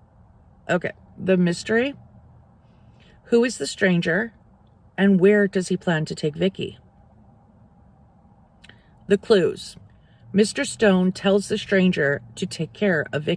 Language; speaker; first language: English; native; English